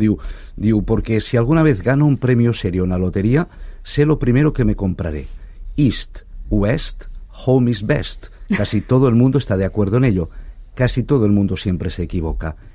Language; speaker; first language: Spanish; non-native, local second language; Catalan